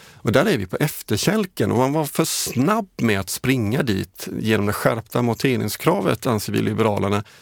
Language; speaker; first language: Swedish; native; Swedish